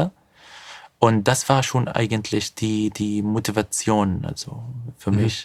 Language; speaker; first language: German; non-native, fluent; Arabic